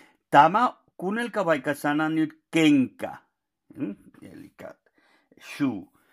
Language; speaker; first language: Finnish; non-native, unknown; Spanish